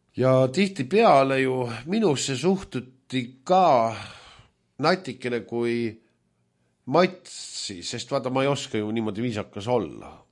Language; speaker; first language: Estonian; native; Estonian